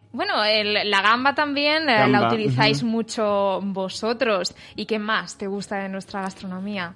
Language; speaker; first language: Spanish; native; Spanish